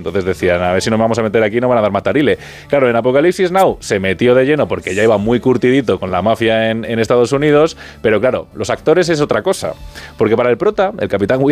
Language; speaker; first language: Spanish; native; Spanish